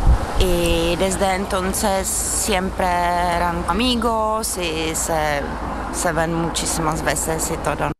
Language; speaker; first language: Spanish; non-native, learner; Czech